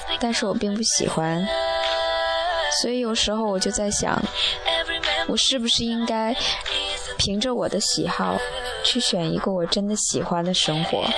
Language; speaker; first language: Chinese; native; Chinese